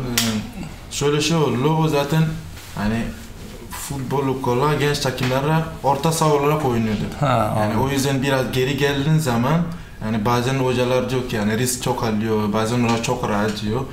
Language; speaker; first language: Turkish; non-native, fluent; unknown